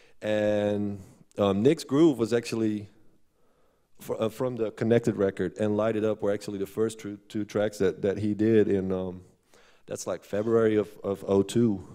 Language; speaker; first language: English; non-native, fluent; Dutch